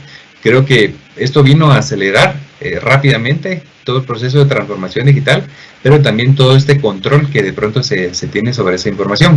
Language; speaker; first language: Spanish; native; Spanish